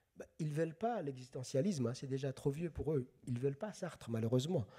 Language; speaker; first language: French; non-native, local second language; Somali